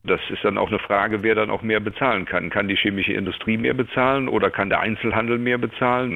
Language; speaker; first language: German; native; German